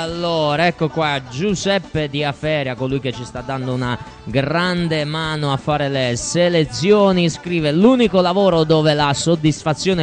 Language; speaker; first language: Italian; native; Italian